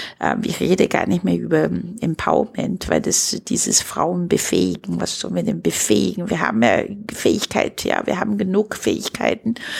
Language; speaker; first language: German; non-native, fluent; Chinese